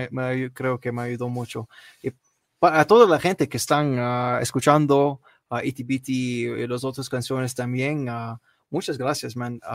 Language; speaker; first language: Spanish; non-native, learner; Arabic